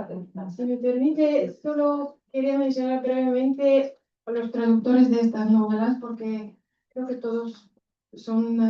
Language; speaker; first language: Spanish; non-native, fluent; Bulgarian